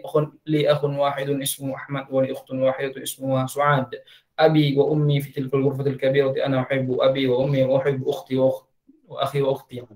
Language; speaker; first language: Arabic; non-native, fluent; Indonesian